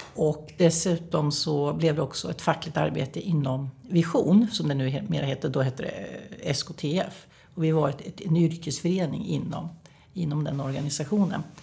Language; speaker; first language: Swedish; native; Swedish